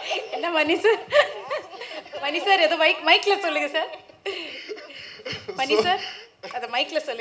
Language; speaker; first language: Tamil; native; Tamil